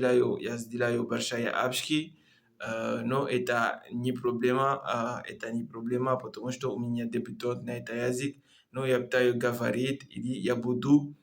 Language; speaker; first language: Russian; non-native, learner; Comorian